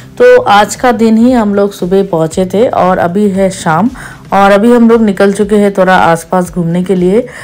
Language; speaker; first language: Hindi; non-native, local second language; Bangla